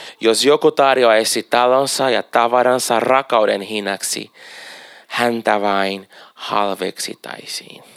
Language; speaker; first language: Finnish; non-native, fluent; Portuguese